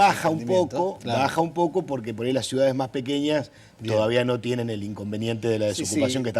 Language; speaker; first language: Spanish; native; Spanish